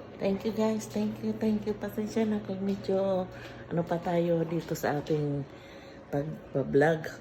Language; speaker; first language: Filipino; non-native, local second language; Bikol